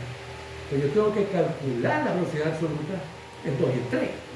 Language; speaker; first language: Spanish; native; Spanish